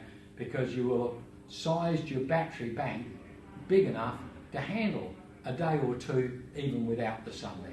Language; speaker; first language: English; native; English